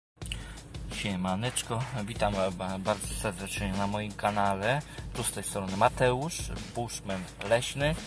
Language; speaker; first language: Polish; native; Polish